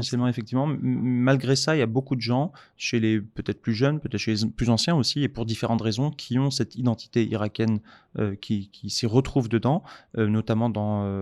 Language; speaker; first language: French; native; French